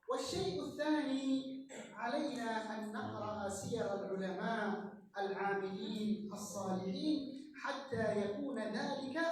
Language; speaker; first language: Arabic; native; Arabic